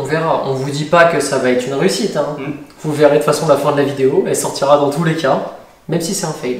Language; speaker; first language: French; native; French